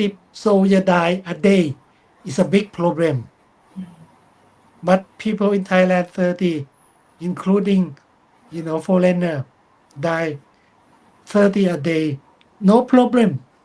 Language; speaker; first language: English; non-native, fluent; Thai